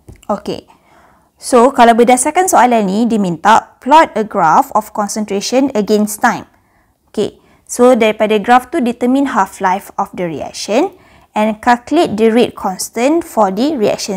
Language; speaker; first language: English; non-native, local second language; Malay